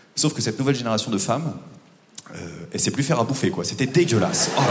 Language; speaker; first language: French; native; French